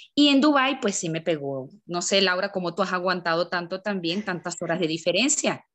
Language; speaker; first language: Spanish; native; Spanish